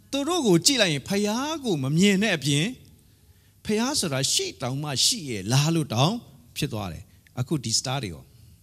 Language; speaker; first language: Burmese; non-native, local second language; Hakha Chin